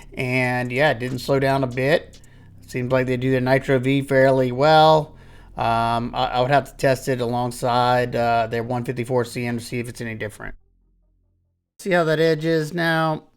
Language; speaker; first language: English; native; English